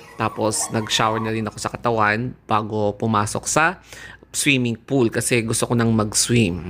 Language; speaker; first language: Filipino; non-native, local second language; Iloko